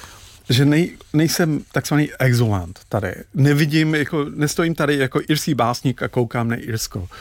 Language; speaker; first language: Czech; non-native, fluent; English